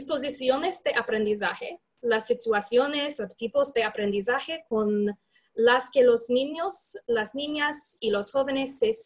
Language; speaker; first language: Spanish; non-native, fluent; English